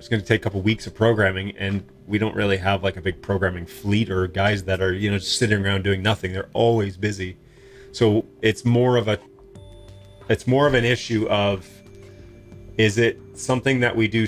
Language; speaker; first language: English; native; English